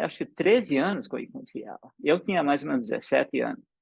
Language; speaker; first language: Portuguese; early bilingual, other home language; English